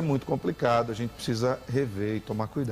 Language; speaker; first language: Portuguese; native; Portuguese